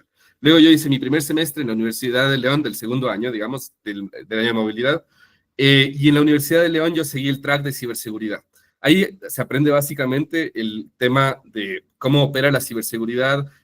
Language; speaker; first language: Spanish; native; Spanish